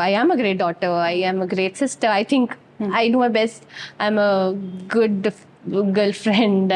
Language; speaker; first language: English; non-native, local second language; Kannada